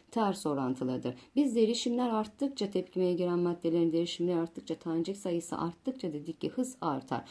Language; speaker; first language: Turkish; native; Turkish